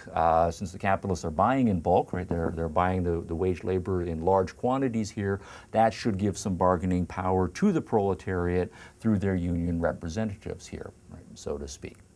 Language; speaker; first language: English; native; English